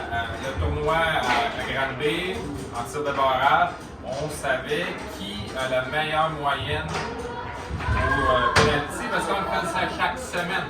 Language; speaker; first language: French; native; French